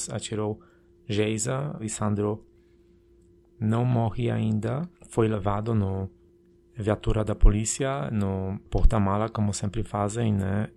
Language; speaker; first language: Portuguese; non-native, fluent; Polish